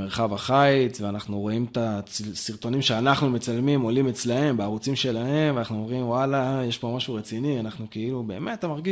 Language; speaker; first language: Hebrew; native; Hebrew